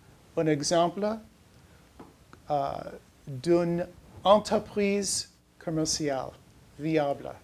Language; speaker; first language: French; non-native, learner; English